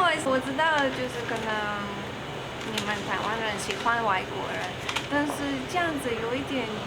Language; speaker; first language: Chinese; non-native, learner; Russian